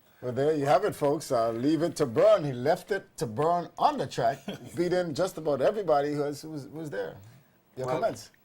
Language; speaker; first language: English; native; English